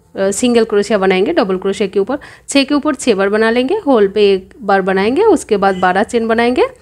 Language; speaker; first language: Hindi; non-native, local second language; Bangla